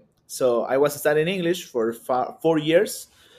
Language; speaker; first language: English; non-native, fluent; Spanish